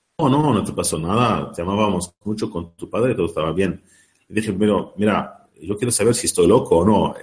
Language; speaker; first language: Spanish; non-native, learner; Arabic